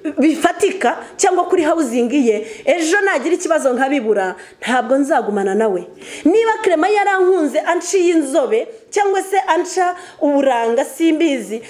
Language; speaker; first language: Kinyarwanda; early bilingual, heritage; Kinyarwanda